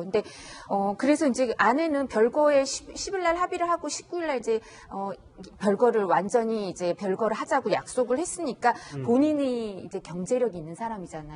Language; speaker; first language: Korean; native; Korean